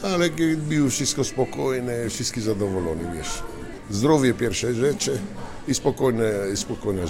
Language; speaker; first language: Polish; non-native, learner; Italian